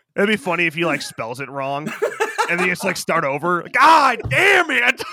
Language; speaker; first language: English; native; English